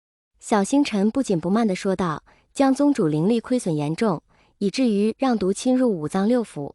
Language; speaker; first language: Chinese; native; Chinese